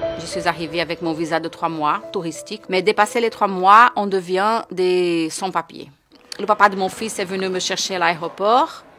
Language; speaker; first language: French; non-native, fluent; Portuguese